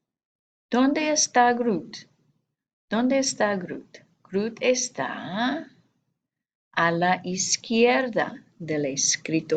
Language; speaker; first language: Spanish; non-native, fluent; English